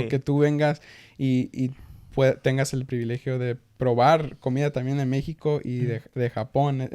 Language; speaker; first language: Spanish; early bilingual, heritage; Spanish